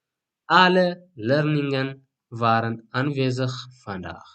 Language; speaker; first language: Dutch; non-native, fluent; Tigrinya